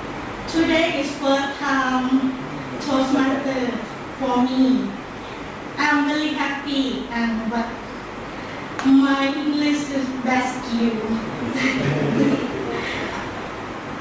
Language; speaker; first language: English; non-native, learner; Thai